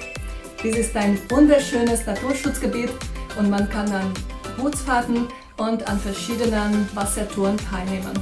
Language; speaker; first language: German; non-native, fluent; Hungarian